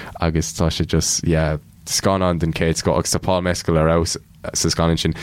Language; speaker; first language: Irish; non-native, local second language; English